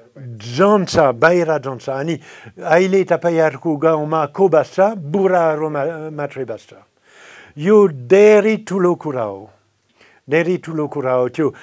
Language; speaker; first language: Nepali; non-native, fluent; French